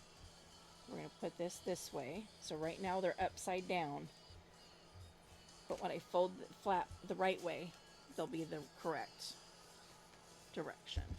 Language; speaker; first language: English; native; English